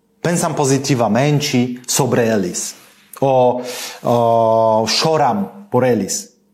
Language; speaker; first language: Portuguese; non-native, learner; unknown